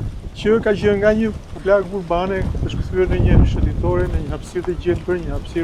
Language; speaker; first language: Albanian; native; Albanian